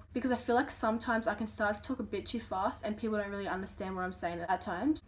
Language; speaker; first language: English; native; English